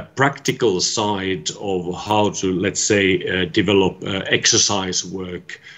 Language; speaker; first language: English; non-native, fluent; Finnish